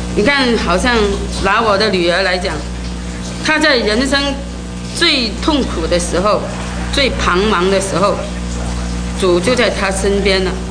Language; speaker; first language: Chinese; non-native, local second language; Cantonese